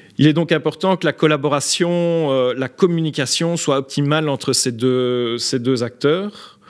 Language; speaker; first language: French; native; French